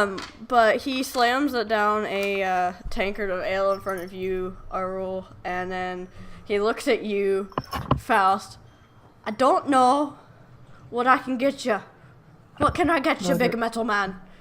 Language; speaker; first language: English; native; English